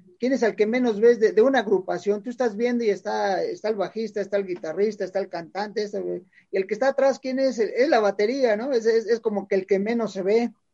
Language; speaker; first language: Spanish; native; Spanish